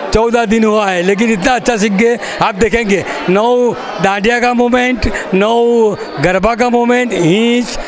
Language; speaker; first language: Hindi; non-native, local second language; Gujarati